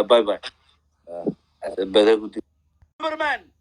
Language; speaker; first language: English; non-native, learner; Somali